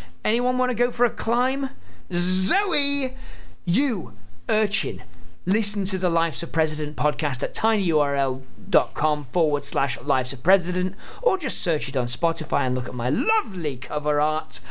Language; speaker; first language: English; native; English